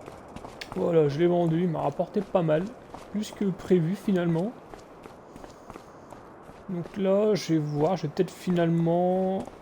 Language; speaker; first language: French; native; French